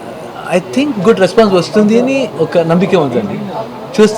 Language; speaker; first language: Telugu; non-native, learner; Kannada